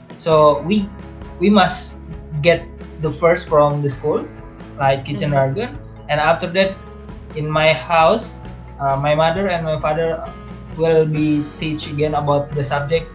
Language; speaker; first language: English; non-native, learner; Indonesian